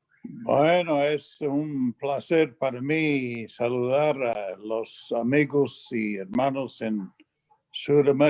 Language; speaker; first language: Spanish; non-native, fluent; English